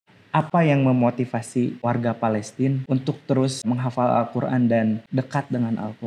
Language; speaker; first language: Indonesian; non-native, local second language; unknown